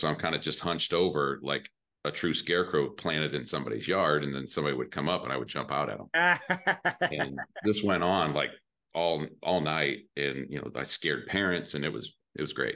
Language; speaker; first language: English; native; English